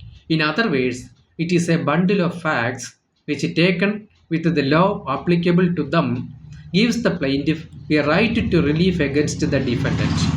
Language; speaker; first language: English; non-native, local second language; Malayalam